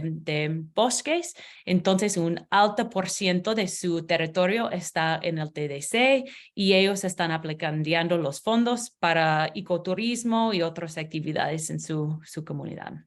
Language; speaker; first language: Spanish; non-native, learner; English